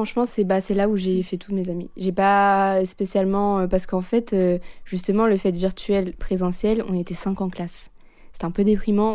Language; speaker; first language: French; native; French